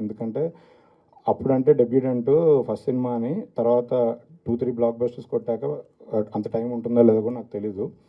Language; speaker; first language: Telugu; native; Telugu